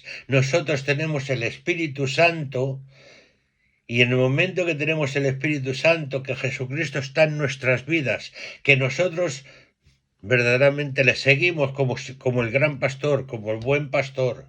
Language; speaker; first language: Spanish; native; Spanish